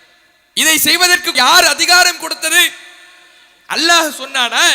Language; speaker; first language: Tamil; native; Tamil